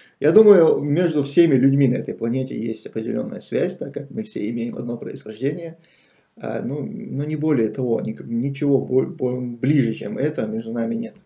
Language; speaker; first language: Russian; non-native, local second language; Chechen